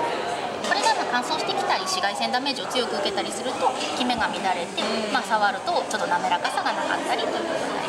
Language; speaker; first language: Japanese; native; Japanese